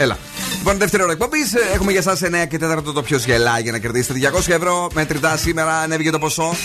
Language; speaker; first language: Greek; native; Greek